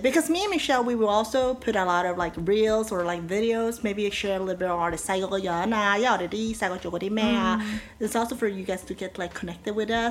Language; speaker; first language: English; early bilingual, other home language; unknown